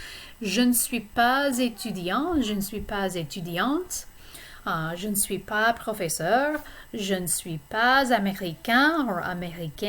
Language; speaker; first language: French; non-native, fluent; English